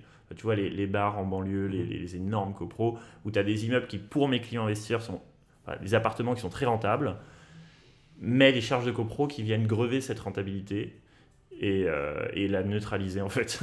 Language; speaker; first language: French; native; French